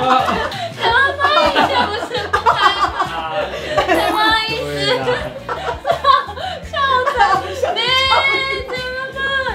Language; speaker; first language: Chinese; non-native, fluent; Japanese